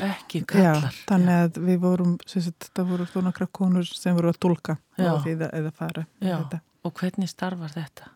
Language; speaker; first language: Icelandic; non-native, fluent; Croatian